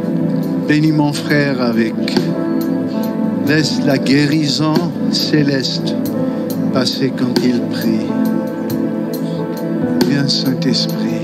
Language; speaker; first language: French; non-native, local second language; German